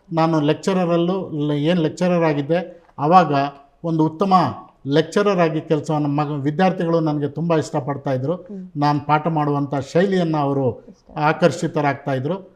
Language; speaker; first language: Kannada; non-native, local second language; Urdu